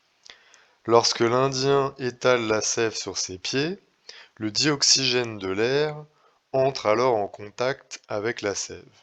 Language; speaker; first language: French; native; French